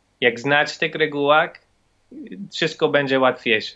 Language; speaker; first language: Polish; non-native, learner; English